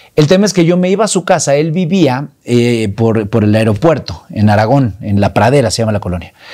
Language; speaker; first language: Spanish; native; Spanish